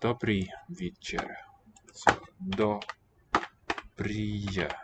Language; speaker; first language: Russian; non-native, learner; English